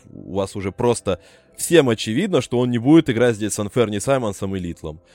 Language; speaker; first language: Russian; native; Russian